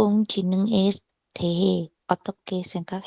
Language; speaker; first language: Korean; non-native, learner; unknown